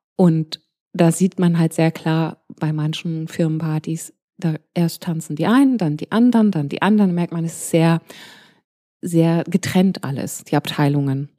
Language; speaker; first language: German; early bilingual, heritage; German